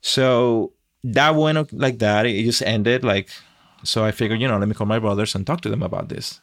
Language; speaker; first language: English; non-native, fluent; Spanish